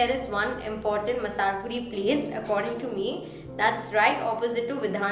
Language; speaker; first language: English; non-native, local second language; Hindi